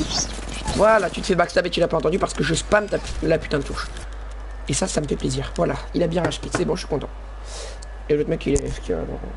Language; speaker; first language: French; native; French